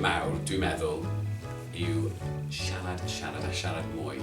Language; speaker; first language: Welsh; non-native, local second language; English